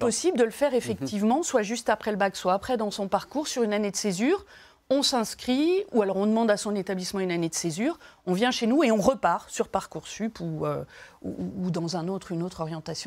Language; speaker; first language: French; native; French